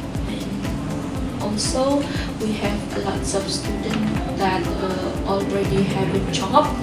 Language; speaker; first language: English; non-native, fluent; Indonesian